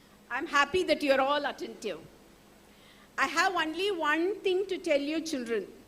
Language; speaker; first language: English; non-native, local second language; Tamil